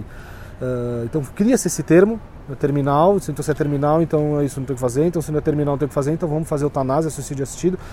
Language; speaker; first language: Portuguese; native; Portuguese